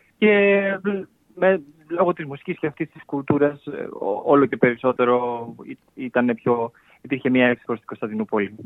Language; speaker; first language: Greek; native; Greek